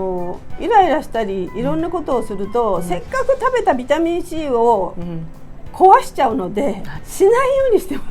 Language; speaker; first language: Japanese; native; Japanese